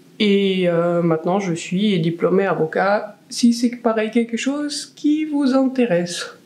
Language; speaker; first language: French; non-native, fluent; Russian